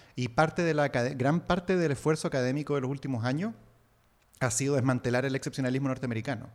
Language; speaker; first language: Spanish; native; Spanish